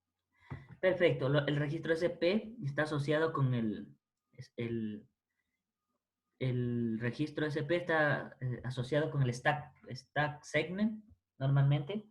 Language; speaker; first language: Spanish; native; Spanish